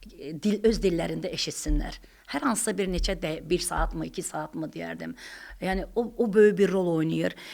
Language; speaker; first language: Azerbaijani; non-native, local second language; Talysh